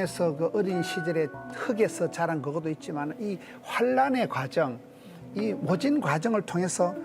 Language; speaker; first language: Korean; native; Korean